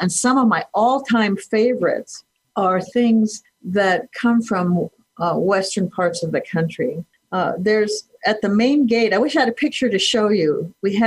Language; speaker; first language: English; native; English